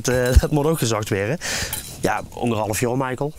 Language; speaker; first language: Dutch; native; Dutch